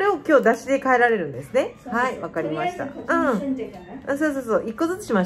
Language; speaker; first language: Japanese; native; Japanese